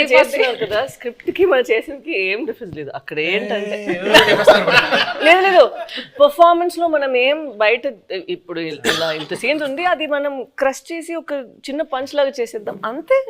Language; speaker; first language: Telugu; non-native, local second language; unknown